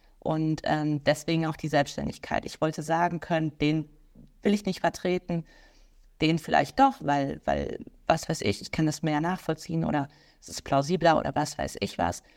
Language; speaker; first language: German; native; German